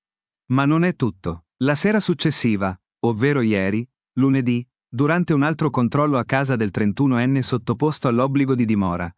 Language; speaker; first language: Italian; native; Italian